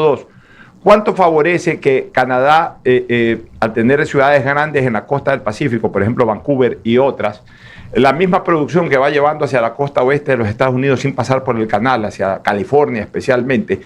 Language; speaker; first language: Spanish; native; Spanish